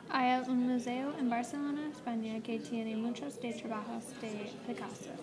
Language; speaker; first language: Spanish; non-native, learner; English